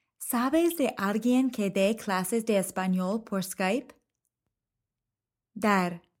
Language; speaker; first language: Spanish; non-native, fluent; English